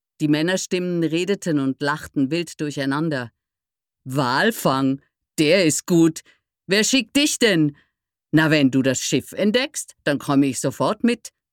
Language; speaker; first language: German; native; German